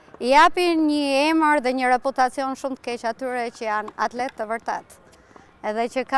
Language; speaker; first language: Albanian; early bilingual, heritage; Albanian